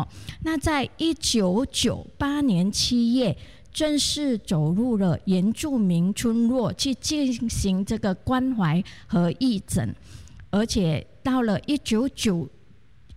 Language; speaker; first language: Chinese; native; Chinese